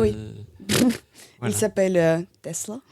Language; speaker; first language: French; non-native, learner; Russian